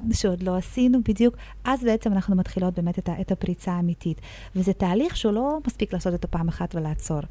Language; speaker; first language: Hebrew; early bilingual, other home language; Russian